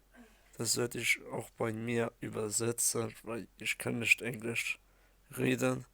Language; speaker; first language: German; early bilingual, other home language; Arabic